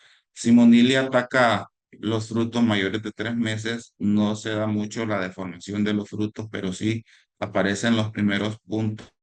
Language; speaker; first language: Spanish; native; Spanish